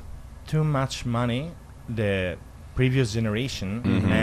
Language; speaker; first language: English; non-native, learner; Italian